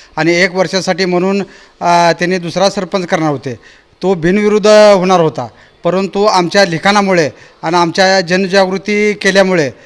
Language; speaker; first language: Marathi; native; Marathi